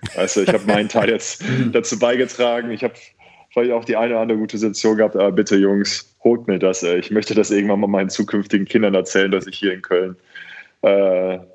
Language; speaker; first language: German; native; German